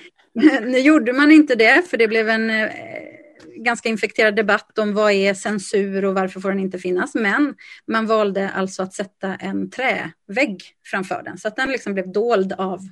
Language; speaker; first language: Swedish; native; Swedish